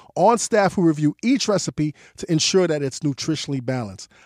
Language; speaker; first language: English; early bilingual, other home language; Haitian Creole